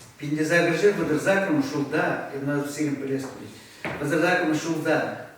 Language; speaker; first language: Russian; non-native, local second language; Chuvash